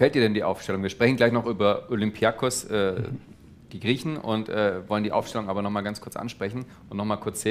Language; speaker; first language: German; native; German